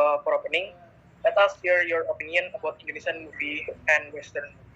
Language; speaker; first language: English; non-native, learner; Indonesian